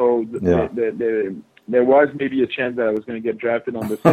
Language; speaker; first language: English; non-native, fluent; French